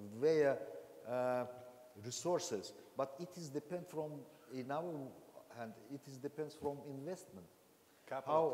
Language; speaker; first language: English; non-native, learner; Azerbaijani